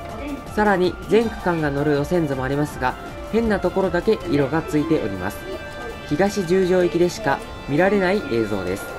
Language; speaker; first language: Japanese; native; Japanese